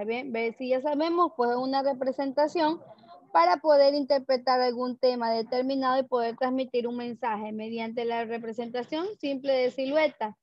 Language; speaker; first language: Spanish; native; Spanish